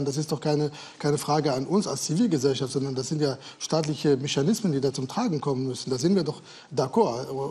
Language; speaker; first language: German; native; German